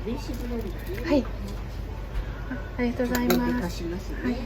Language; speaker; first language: Japanese; non-native, learner; Korean